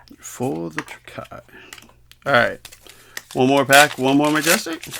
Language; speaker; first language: English; native; English